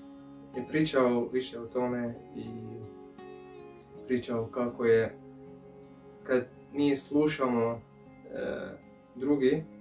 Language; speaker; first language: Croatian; early bilingual, heritage; English